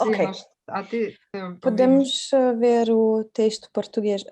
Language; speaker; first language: Portuguese; non-native, fluent; Croatian